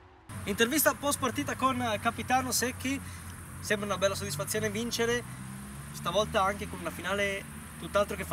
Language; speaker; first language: Italian; native; Italian